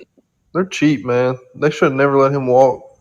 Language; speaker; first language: English; native; English